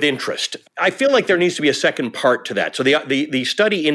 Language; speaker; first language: English; native; English